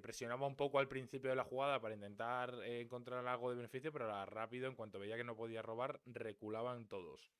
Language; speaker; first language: Spanish; native; Spanish